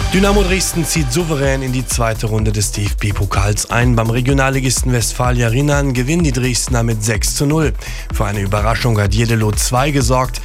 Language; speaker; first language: German; native; German